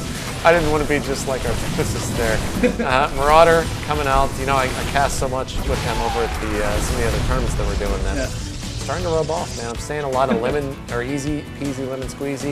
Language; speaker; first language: English; native; English